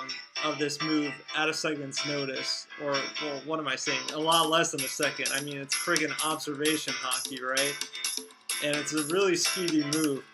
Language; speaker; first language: English; native; English